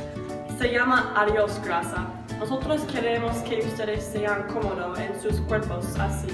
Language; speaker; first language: Spanish; non-native, learner; English